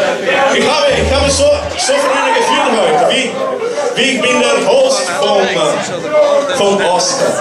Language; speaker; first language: German; non-native, learner; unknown